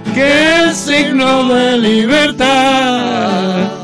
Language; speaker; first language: Spanish; native; Spanish